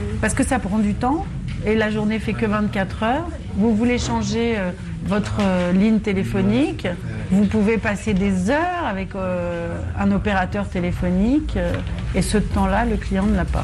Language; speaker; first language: French; native; French